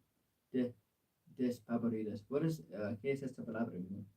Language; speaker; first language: Spanish; non-native, learner; English